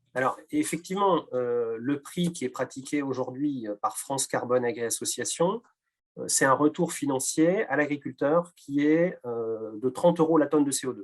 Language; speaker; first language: French; native; French